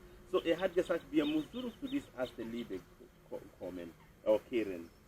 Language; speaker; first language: German; non-native, fluent; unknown